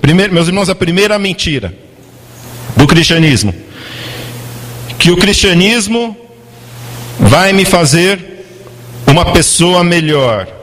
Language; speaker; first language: Portuguese; native; Portuguese